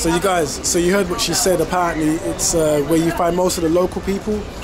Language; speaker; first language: English; native; English